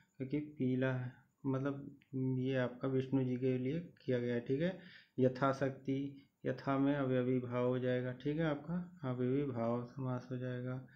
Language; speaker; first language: Hindi; native; Hindi